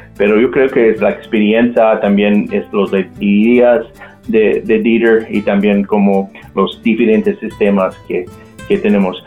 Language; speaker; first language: Spanish; non-native, local second language; English